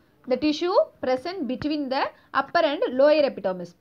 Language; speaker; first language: English; non-native, local second language; Tamil